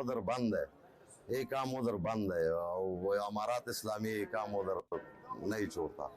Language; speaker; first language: Hindi; non-native, learner; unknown